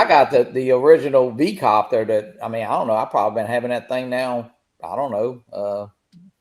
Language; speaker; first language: English; native; English